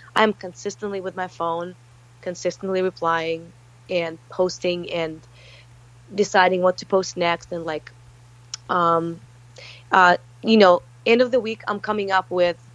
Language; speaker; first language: English; early bilingual, other home language; Russian